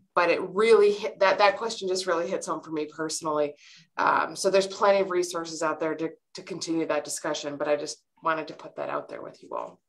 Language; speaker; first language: English; native; English